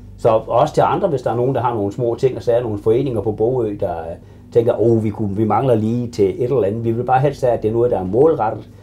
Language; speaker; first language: Danish; native; Danish